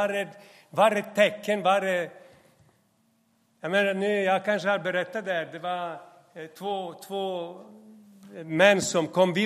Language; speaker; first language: Swedish; non-native, fluent; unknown